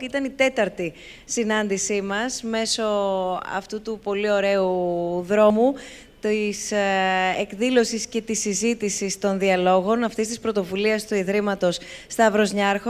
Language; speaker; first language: Greek; native; Greek